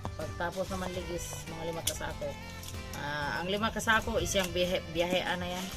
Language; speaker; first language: Filipino; non-native, local second language; Cebuano